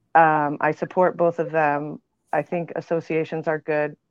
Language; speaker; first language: English; native; English